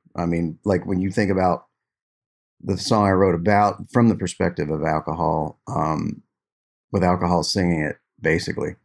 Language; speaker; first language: English; native; English